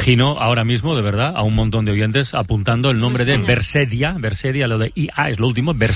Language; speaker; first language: Spanish; native; Spanish